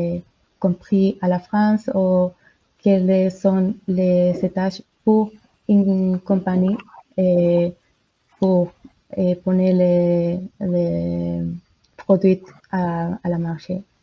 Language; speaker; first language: French; non-native, learner; Spanish